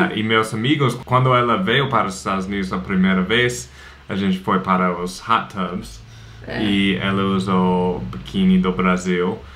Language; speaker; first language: Portuguese; non-native, fluent; English